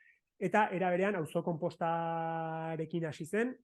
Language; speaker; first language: Basque; native; Basque